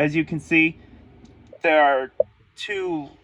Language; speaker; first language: English; native; English